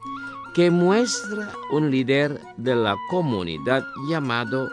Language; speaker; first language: Spanish; non-native, fluent; Indonesian